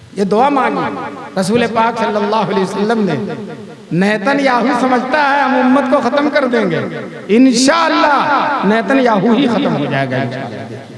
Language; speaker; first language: Urdu; native; Urdu